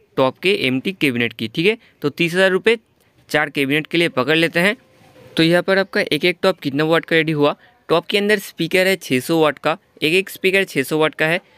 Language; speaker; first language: Hindi; non-native, local second language; Bangla